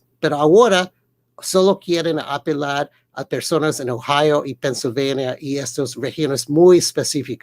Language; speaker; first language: Spanish; early bilingual, heritage; Spanish